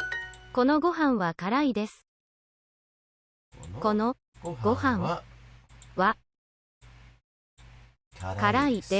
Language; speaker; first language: Japanese; non-native, learner; English